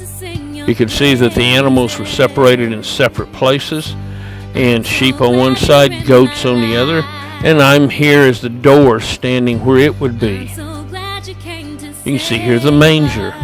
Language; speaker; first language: English; native; English